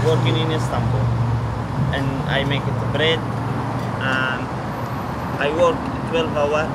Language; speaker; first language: English; non-native, learner; Arabic